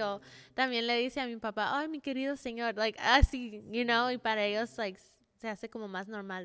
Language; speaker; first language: Spanish; early bilingual, heritage; Spanish